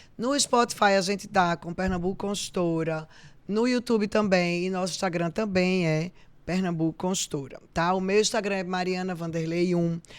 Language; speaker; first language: Portuguese; native; Portuguese